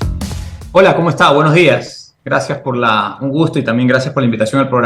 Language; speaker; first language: Spanish; native; Spanish